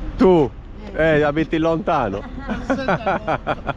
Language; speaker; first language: Italian; native; Italian